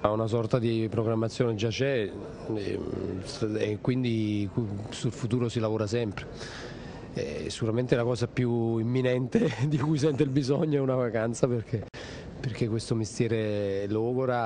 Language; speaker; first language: Italian; native; Italian